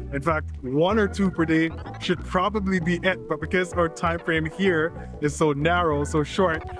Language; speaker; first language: English; native; English